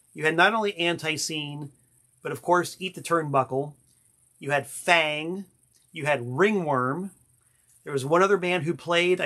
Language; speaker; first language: English; native; English